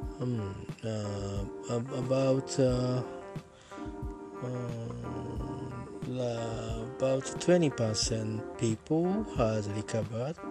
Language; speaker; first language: English; non-native, learner; Japanese